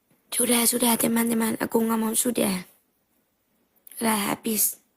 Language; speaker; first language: Indonesian; non-native, learner; Vietnamese